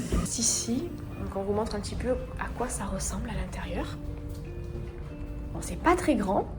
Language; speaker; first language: French; native; French